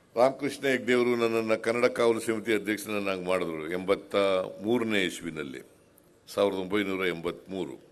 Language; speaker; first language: Kannada; native; Kannada